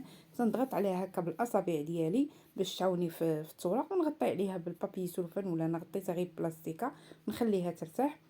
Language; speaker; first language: Arabic; native; Arabic